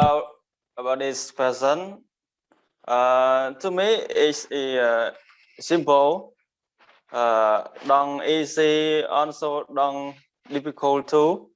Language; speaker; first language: English; non-native, learner; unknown